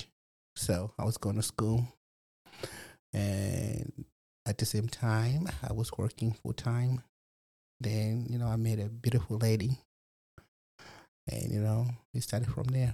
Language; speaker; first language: English; non-native, local second language; Nyanja